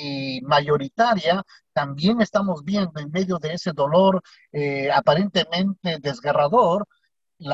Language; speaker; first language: Spanish; native; Spanish